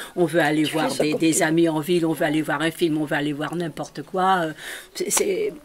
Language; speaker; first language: French; native; French